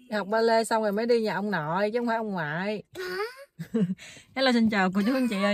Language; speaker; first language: Vietnamese; native; Vietnamese